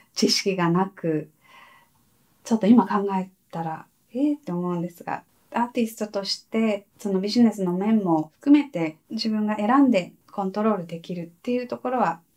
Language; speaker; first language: Japanese; native; Japanese